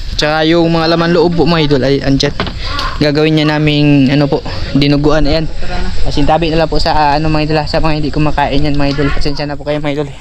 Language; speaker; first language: Filipino; non-native, local second language; Cebuano